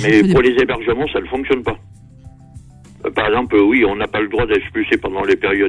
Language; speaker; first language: French; native; French